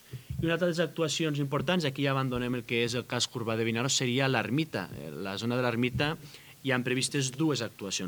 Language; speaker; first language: Catalan; native; Catalan